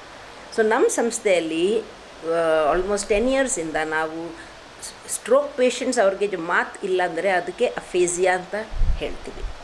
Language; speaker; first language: Kannada; non-native, local second language; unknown